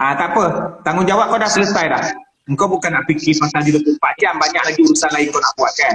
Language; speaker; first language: Malay; native; Malay